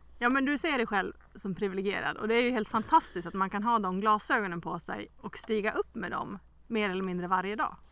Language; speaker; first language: Swedish; native; Swedish